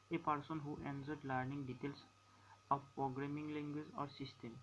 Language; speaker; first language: English; non-native, local second language; Assamese